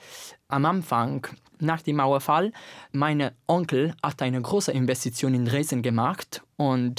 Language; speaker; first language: German; non-native, fluent; Italian